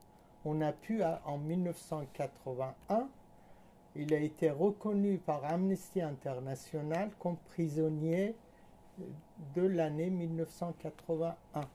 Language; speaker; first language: French; non-native, fluent; Persian